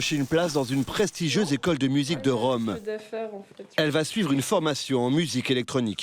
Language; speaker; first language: French; native; French